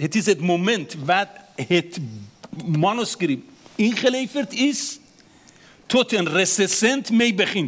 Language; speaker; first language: Dutch; non-native, fluent; Persian